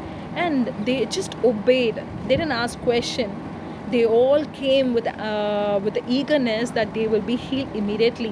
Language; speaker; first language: English; non-native, local second language; Tamil